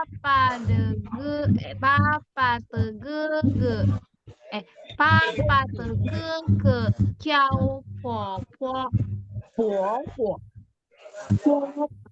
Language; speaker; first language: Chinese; non-native, learner; Indonesian